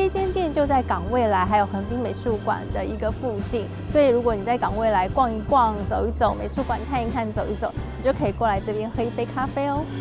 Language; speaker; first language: Chinese; native; Chinese